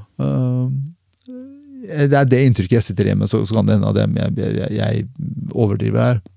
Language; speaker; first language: Norwegian; early bilingual, other home language; Persian